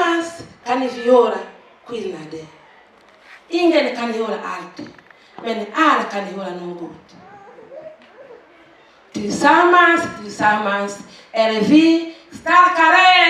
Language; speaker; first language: Swedish; non-native, fluent; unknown